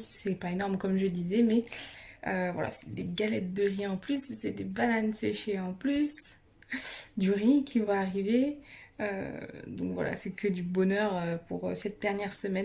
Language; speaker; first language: French; native; French